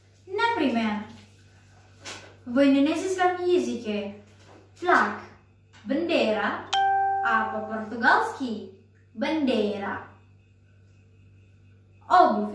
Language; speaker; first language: Russian; non-native, learner; Indonesian